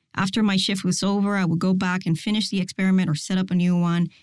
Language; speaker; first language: English; non-native, fluent; Spanish